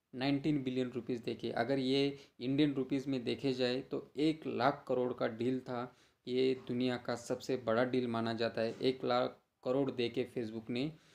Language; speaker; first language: Hindi; non-native, local second language; Marathi